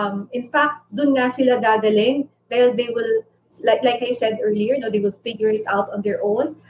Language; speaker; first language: English; non-native, local second language; Iloko